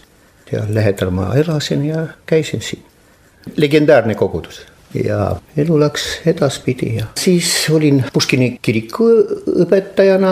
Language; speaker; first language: Estonian; non-native, local second language; Russian